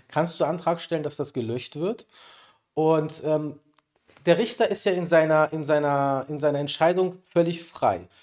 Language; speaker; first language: German; early bilingual, other home language; Persian